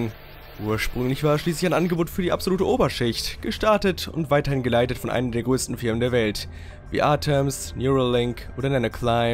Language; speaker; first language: German; native; German